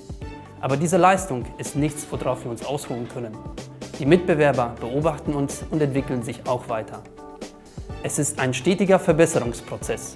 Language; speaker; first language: German; native; German